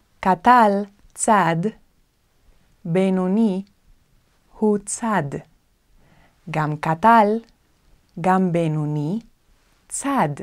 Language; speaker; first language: Hebrew; non-native, fluent; Korean